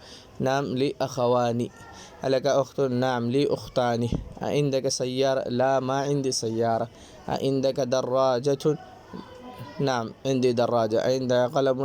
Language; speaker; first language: Arabic; non-native, fluent; Urdu